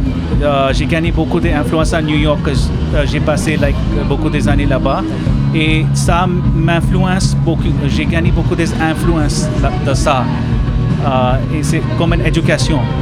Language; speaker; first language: French; non-native, learner; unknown